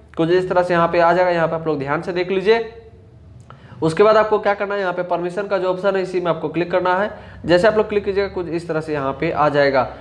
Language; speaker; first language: Hindi; native; Hindi